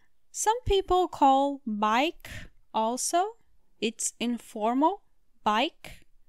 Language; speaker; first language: English; non-native, learner; Portuguese